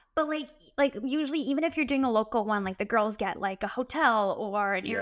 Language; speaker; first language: English; early bilingual, other home language; Arabic